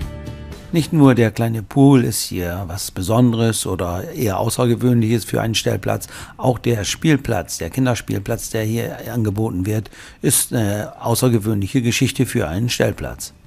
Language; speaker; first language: German; native; German